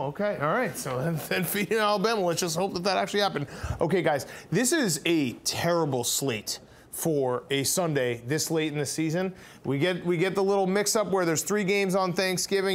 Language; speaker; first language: English; native; English